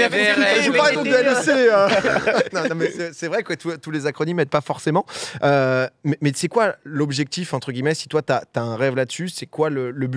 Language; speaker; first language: French; native; French